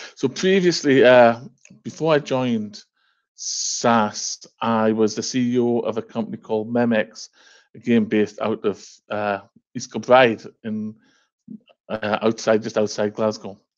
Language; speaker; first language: English; native; English